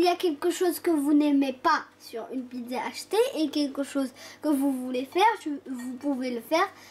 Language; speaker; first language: French; non-native, local second language; Arabic